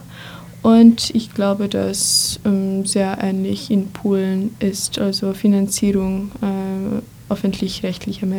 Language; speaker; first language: German; non-native, fluent; Polish